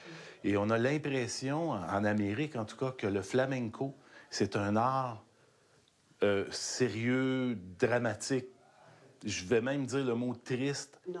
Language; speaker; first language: French; native; French